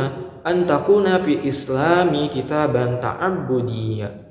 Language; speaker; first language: Arabic; non-native, learner; Indonesian